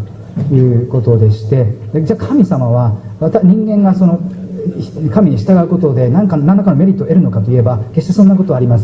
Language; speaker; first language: Japanese; native; Japanese